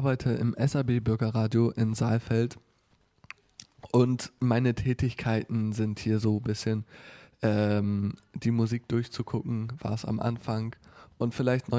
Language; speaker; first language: German; native; German